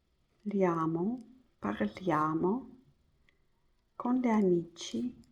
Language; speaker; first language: Italian; non-native, learner; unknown